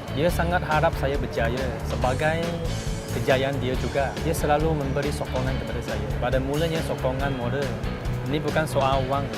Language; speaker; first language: Malay; non-native, local second language; Chinese